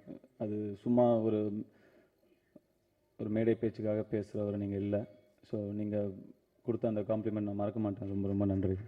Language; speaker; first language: Tamil; native; Tamil